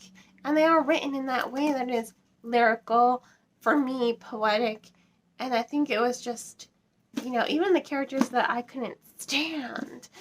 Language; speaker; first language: English; native; English